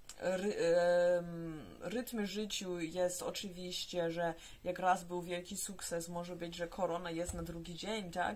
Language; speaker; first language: Polish; early bilingual, heritage; Polish